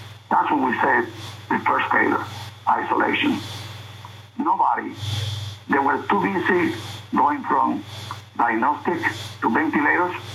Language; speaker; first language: English; non-native, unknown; Spanish